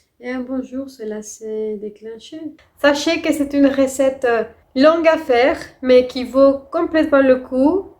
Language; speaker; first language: French; non-native, fluent; Spanish